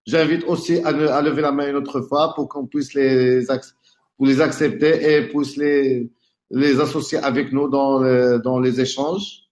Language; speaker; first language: French; non-native, local second language; Arabic